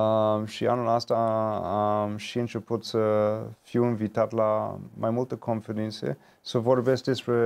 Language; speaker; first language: Romanian; non-native, fluent; English